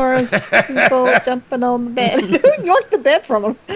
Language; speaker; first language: English; native; English